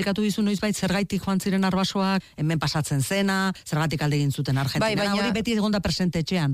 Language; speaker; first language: Basque; native; Basque